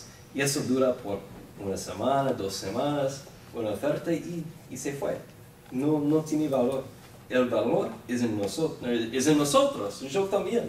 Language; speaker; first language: Spanish; non-native, fluent; English